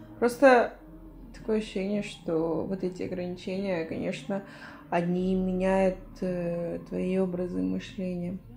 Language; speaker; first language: Russian; non-native, fluent; Spanish